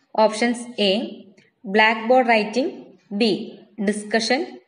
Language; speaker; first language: English; non-native, local second language; Malayalam